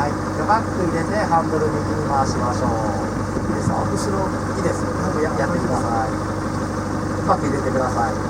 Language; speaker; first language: Japanese; native; Japanese